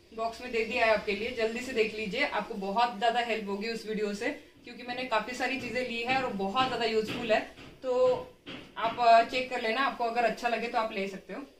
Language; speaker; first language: Hindi; native; Hindi